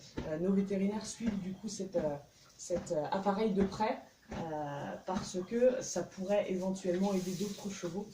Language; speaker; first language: French; native; French